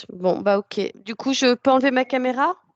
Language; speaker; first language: French; native; French